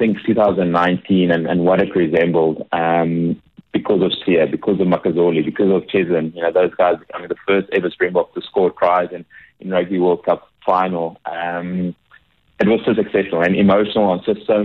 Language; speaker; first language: English; native; English